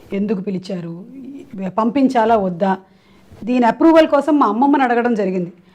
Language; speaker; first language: Telugu; non-native, local second language; Malayalam